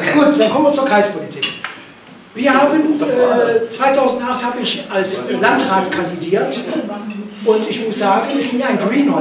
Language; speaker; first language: German; native; German